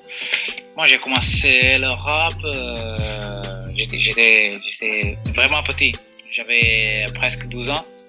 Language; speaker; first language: French; non-native, fluent; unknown